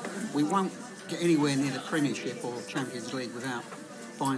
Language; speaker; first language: English; native; English